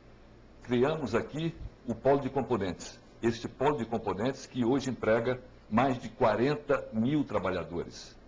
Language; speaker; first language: Portuguese; native; Portuguese